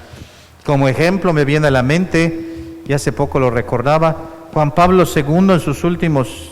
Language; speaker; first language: Spanish; native; Spanish